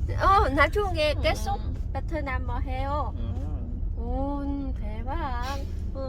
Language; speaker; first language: Korean; non-native, learner; Vietnamese